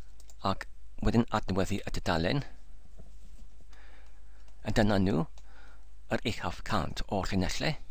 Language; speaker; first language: Welsh; non-native, learner; English